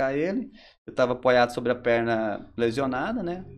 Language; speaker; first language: Portuguese; native; Portuguese